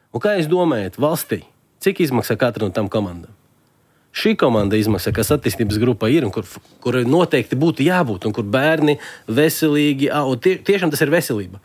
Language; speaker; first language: Latvian; non-native, local second language; Russian